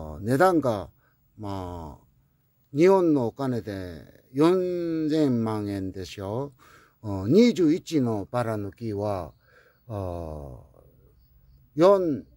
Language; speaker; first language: Japanese; non-native, learner; Korean